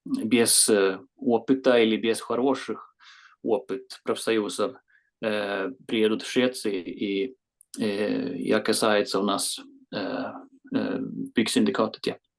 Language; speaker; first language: Russian; non-native, fluent; Swedish